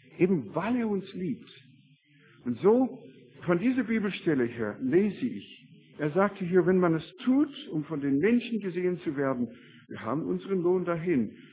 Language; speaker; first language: German; non-native, fluent; English